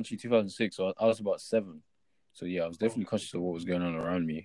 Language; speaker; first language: English; early bilingual, other home language; Yoruba